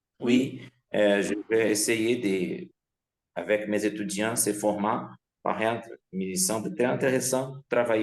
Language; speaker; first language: French; non-native, fluent; Portuguese